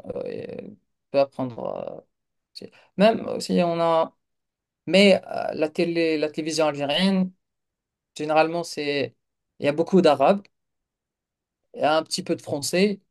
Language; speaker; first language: French; non-native, local second language; Kabyle